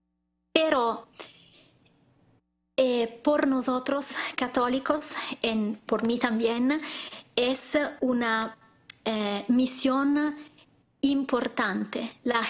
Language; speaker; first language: Spanish; non-native, learner; Italian